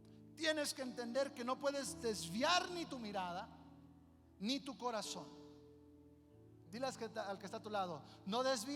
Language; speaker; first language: Spanish; native; Spanish